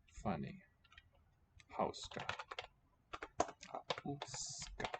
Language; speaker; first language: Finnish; non-native, learner; English